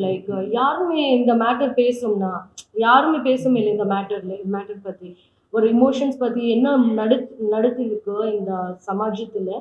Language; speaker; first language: Tamil; non-native, fluent; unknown